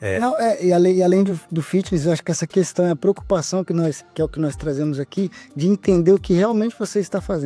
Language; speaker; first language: Portuguese; native; Portuguese